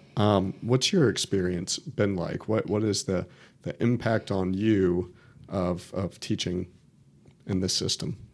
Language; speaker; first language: English; native; English